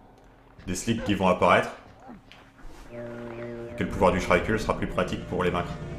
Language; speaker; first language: French; native; French